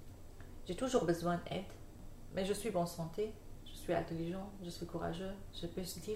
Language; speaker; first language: French; non-native, learner; Arabic